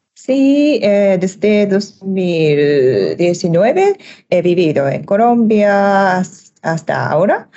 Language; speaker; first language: Spanish; non-native, learner; Japanese